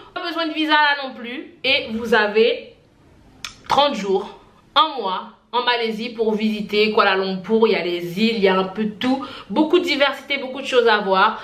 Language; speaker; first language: French; non-native, local second language; Haitian Creole